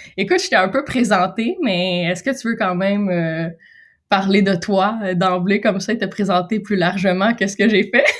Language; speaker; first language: French; native; French